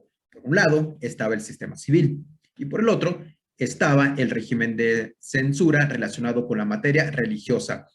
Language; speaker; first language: Spanish; native; Spanish